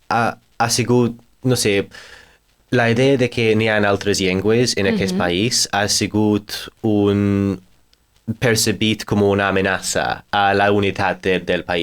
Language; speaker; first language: Catalan; non-native, fluent; English